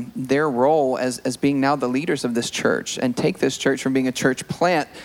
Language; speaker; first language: English; native; English